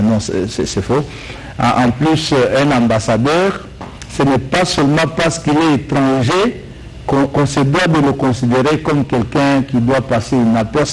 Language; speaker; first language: French; non-native, local second language; Luba-Lulua